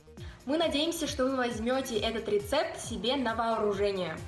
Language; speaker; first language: Russian; native; Russian